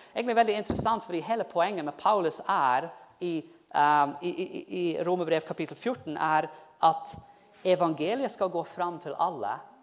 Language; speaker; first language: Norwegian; non-native, fluent; English